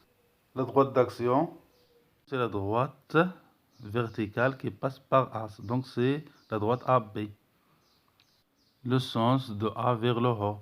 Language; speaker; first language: French; non-native, local second language; Arabic